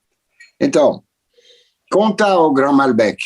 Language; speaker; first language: Portuguese; non-native, fluent; French